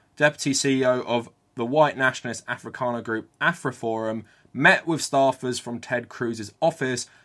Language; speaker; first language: English; native; English